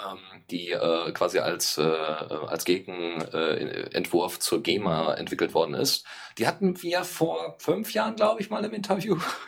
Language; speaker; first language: German; native; German